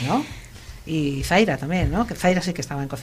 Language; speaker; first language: Spanish; native; Spanish